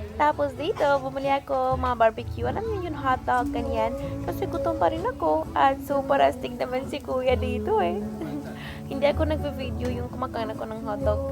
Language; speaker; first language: Filipino; non-native, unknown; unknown